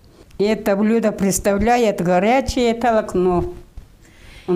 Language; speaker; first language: Russian; non-native, local second language; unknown